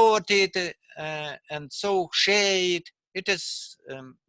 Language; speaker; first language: English; non-native, learner; Russian